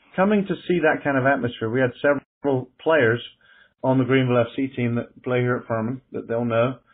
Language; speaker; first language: English; native; English